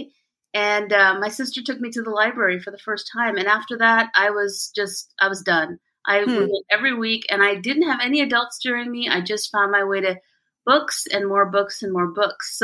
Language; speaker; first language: English; early bilingual, other home language; Bangla